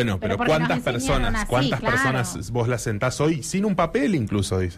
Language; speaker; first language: Spanish; native; Spanish